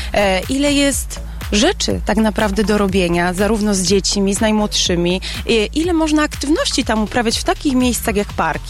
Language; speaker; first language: Polish; native; Polish